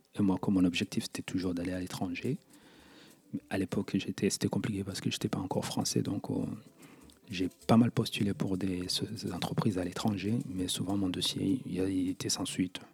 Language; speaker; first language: French; non-native, local second language; Kinyarwanda